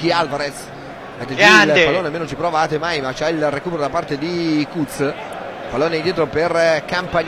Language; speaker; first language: Italian; native; Italian